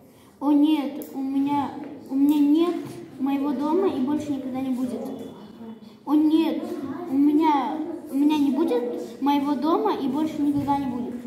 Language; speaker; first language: Russian; non-native, local second language; Kazakh